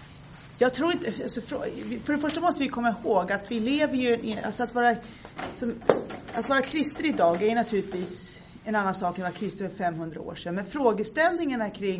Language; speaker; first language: Swedish; native; Swedish